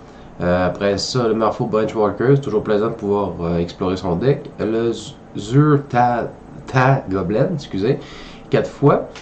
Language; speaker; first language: French; native; French